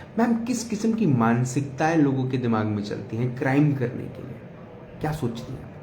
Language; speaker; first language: Hindi; native; Hindi